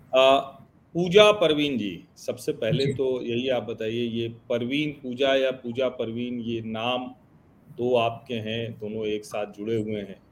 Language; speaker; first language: Hindi; native; Hindi